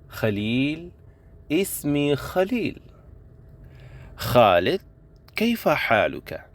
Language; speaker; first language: Arabic; non-native, fluent; Indonesian